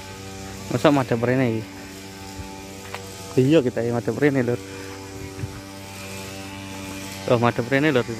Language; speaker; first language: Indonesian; non-native, local second language; Javanese